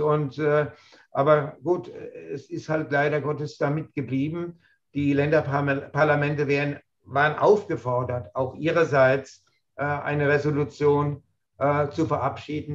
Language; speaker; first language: German; native; German